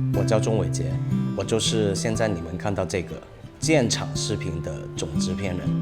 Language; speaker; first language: Chinese; non-native, local second language; Cantonese